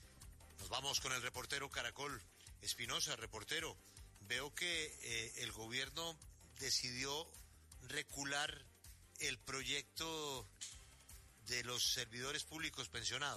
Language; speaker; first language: Spanish; native; Spanish